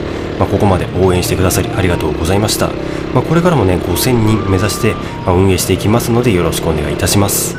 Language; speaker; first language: Japanese; native; Japanese